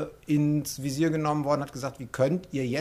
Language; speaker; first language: German; native; German